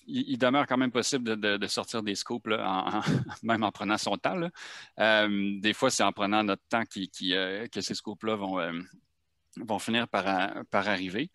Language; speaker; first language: French; native; French